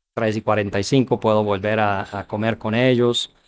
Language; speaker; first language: Spanish; non-native, fluent; English